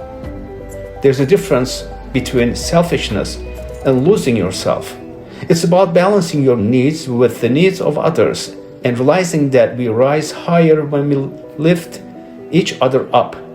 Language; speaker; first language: English; non-native, fluent; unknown